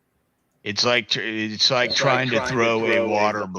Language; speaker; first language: English; native; English